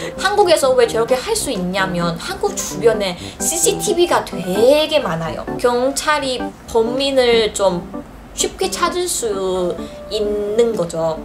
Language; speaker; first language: Korean; non-native, fluent; Chinese